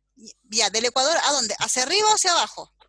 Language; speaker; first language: Spanish; native; Spanish